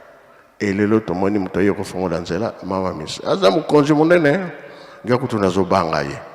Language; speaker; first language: Lingala; non-native, local second language; Kongo